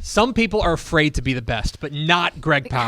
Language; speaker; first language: English; native; English